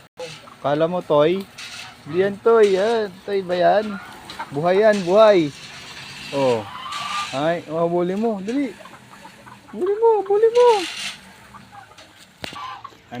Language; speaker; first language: Filipino; non-native, local second language; Cebuano